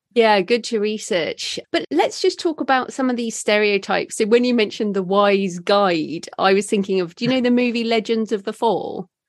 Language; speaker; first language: English; native; English